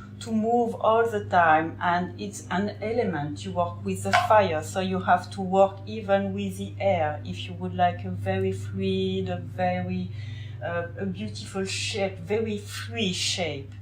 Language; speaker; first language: English; non-native, learner; French